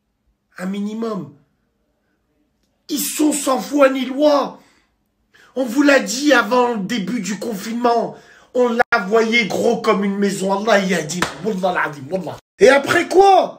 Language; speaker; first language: French; native; French